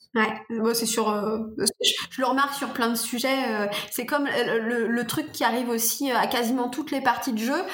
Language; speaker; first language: French; native; French